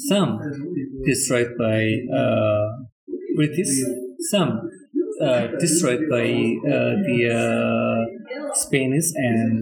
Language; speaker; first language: English; non-native, learner; Indonesian